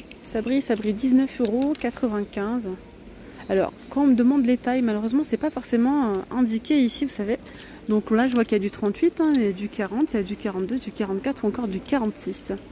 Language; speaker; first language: French; native; French